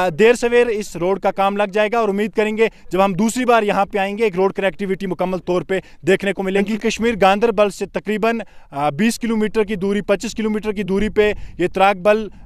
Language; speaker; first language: Hindi; non-native, local second language; Kashmiri